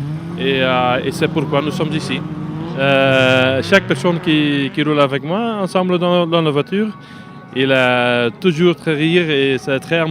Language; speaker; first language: French; non-native, learner; Dutch